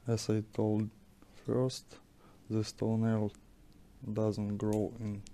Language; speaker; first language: English; non-native, fluent; Ukrainian